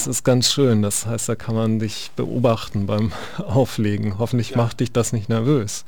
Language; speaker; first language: German; native; German